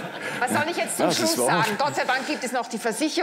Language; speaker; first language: German; native; German